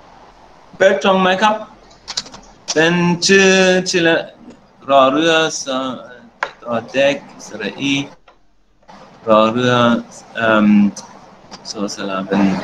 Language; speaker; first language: Thai; non-native, learner; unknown